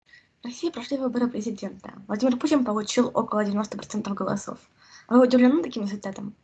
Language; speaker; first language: Russian; native; Russian